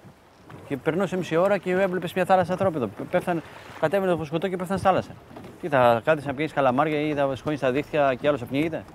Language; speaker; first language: Greek; native; Greek